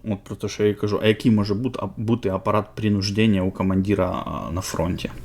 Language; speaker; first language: Ukrainian; native; Ukrainian